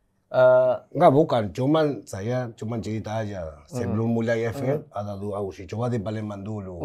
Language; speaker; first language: Indonesian; non-native, fluent; Spanish